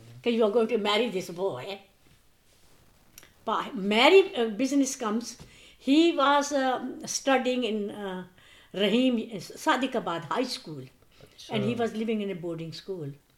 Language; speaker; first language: English; non-native, local second language; Punjabi